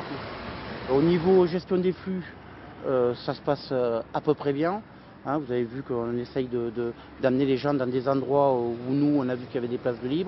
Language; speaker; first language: French; native; French